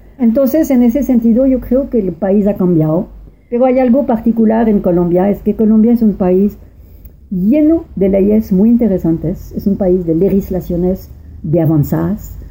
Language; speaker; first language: Spanish; non-native, fluent; French